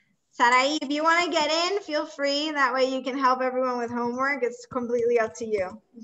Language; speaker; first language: English; non-native, fluent; Spanish